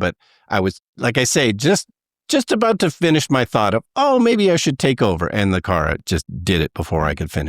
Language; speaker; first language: English; native; English